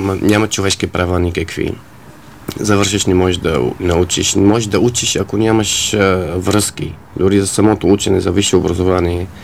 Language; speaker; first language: Bulgarian; non-native, fluent; Arabic